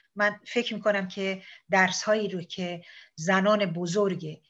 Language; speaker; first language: Persian; native; Persian